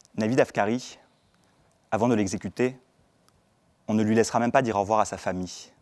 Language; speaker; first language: French; native; French